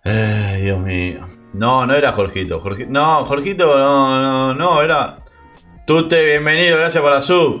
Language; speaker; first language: Spanish; native; Spanish